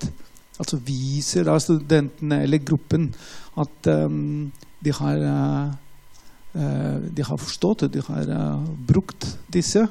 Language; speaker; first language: Norwegian; non-native, fluent; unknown